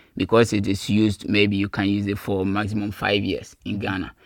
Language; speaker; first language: English; non-native, local second language; Akan